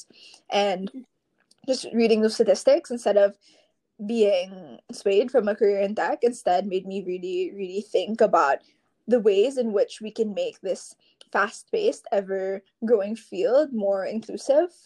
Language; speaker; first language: English; non-native, local second language; Filipino